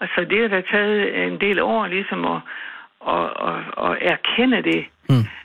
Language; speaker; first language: Danish; native; Danish